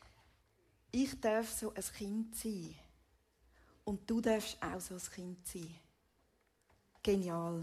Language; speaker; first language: German; native; German